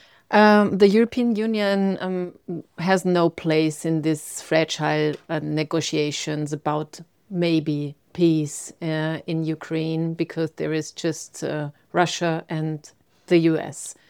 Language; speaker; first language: English; non-native, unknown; German